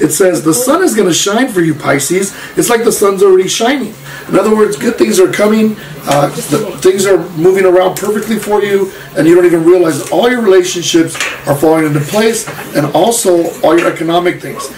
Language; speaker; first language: English; early bilingual, other home language; Spanish